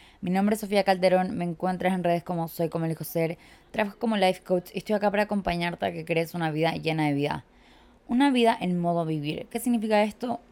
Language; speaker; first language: Spanish; native; Spanish